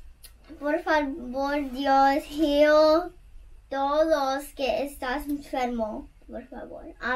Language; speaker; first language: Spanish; non-native, learner; English